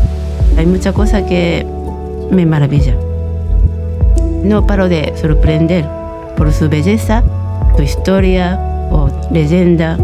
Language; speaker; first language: Spanish; non-native, learner; Japanese